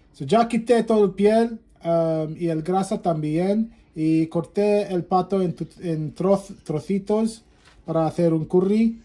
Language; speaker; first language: Spanish; non-native, fluent; Sylheti